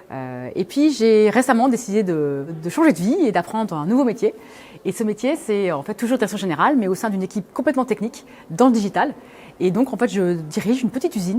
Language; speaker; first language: French; native; French